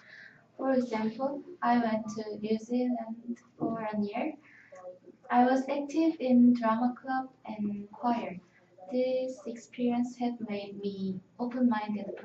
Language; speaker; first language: English; non-native, learner; Korean